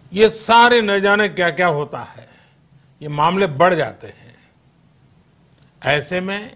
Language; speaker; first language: Hindi; non-native, local second language; Gujarati